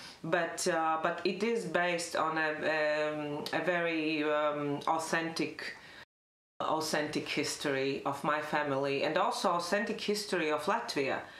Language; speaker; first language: English; non-native, fluent; Latvian